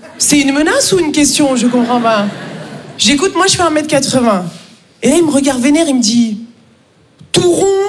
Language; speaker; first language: French; native; French